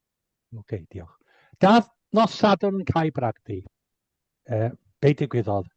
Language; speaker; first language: Welsh; non-native, fluent; English